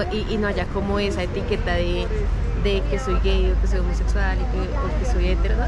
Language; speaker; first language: Spanish; native; Spanish